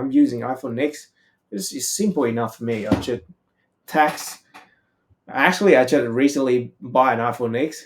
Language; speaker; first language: English; non-native, fluent; Vietnamese